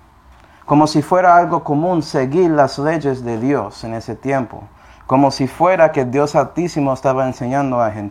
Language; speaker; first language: Spanish; non-native, fluent; English